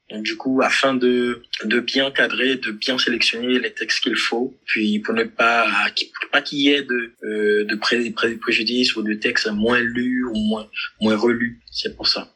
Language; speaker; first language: French; non-native, local second language; Haitian Creole